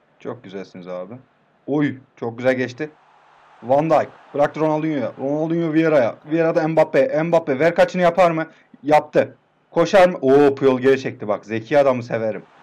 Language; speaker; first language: Turkish; native; Turkish